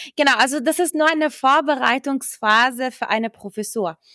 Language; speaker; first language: German; non-native, fluent; Arabic